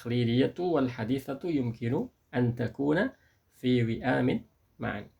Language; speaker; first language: Arabic; non-native, fluent; Indonesian